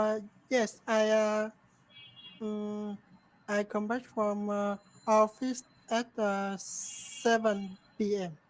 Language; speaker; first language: English; non-native, learner; Vietnamese